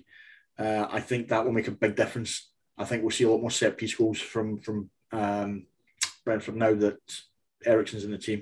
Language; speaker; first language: English; native; English